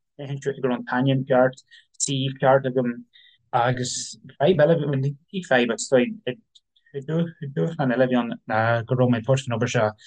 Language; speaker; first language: Irish; non-native, local second language; English